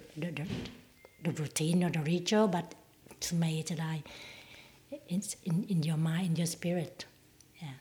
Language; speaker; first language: English; non-native, learner; Vietnamese